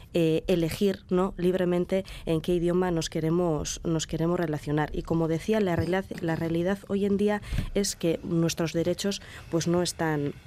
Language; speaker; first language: Spanish; non-native, local second language; Basque